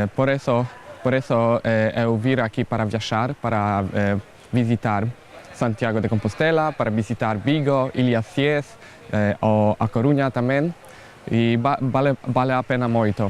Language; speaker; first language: Portuguese; non-native, learner; Polish